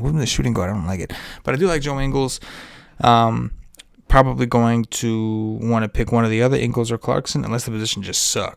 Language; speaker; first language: English; native; English